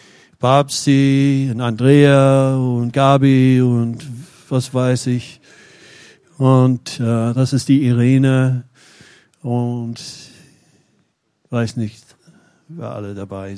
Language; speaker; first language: German; non-native, fluent; English